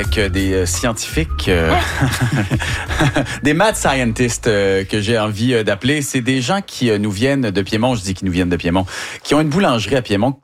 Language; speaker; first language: French; native; French